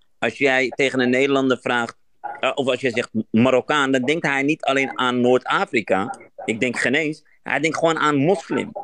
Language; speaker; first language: Dutch; early bilingual, other home language; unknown